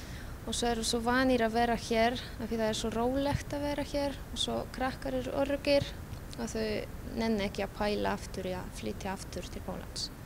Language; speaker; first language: Icelandic; non-native, fluent; Polish